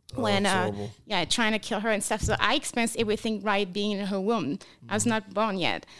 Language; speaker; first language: English; non-native, fluent; French